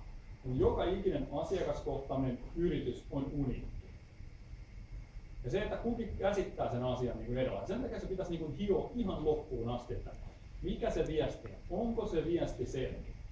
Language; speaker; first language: Finnish; native; Finnish